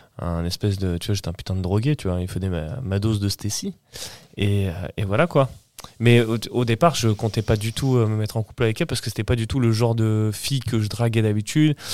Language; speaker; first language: French; early bilingual, other home language; Portuguese